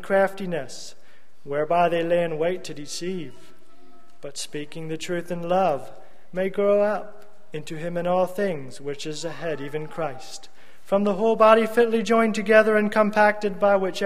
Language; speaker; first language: English; native; English